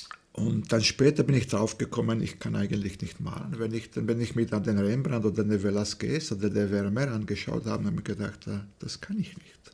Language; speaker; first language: German; non-native, fluent; Slovak